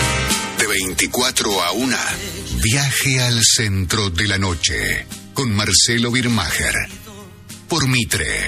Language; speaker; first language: Spanish; native; Spanish